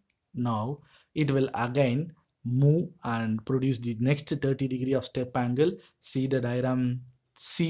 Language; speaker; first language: English; non-native, local second language; Tamil